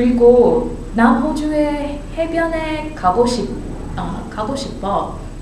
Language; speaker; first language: Korean; non-native, learner; English